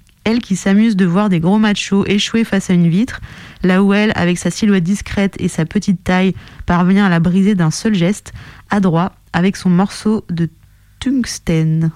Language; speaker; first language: French; native; French